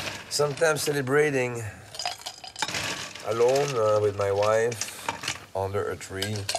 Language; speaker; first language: English; non-native, fluent; French